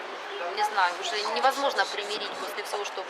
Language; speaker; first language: Russian; native; Russian